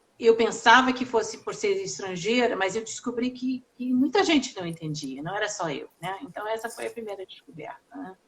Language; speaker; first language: Portuguese; non-native, fluent; English